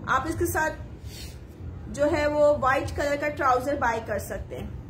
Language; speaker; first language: Urdu; native; Urdu